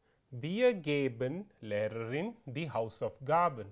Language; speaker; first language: German; non-native, fluent; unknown